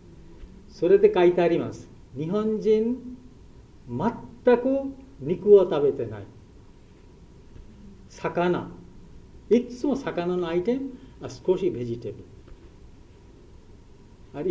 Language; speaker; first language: Japanese; non-native, learner; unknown